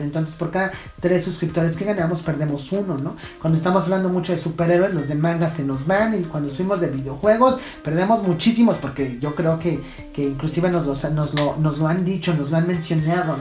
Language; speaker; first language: Spanish; native; Spanish